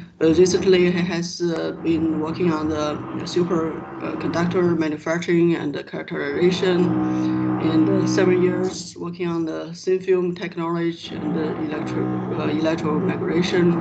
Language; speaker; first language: English; non-native, fluent; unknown